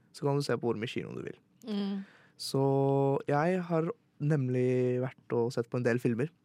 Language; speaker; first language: Norwegian; non-native, fluent; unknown